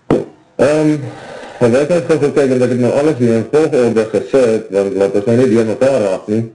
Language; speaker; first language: Afrikaans; native; Afrikaans